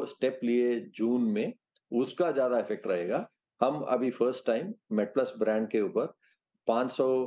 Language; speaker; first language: Hindi; non-native, local second language; Telugu